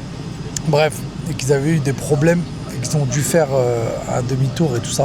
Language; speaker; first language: French; native; French